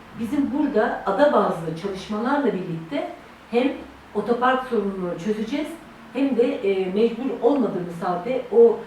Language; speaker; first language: Turkish; native; Turkish